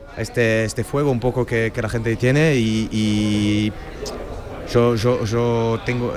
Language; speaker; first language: Spanish; non-native, fluent; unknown